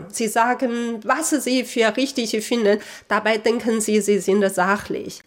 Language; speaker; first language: German; non-native, fluent; Chinese